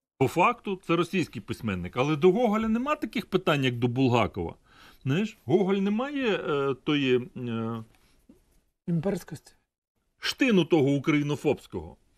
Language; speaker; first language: Ukrainian; native; Ukrainian